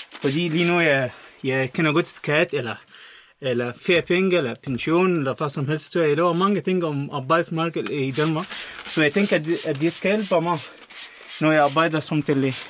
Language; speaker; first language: Norwegian; non-native, learner; Arabic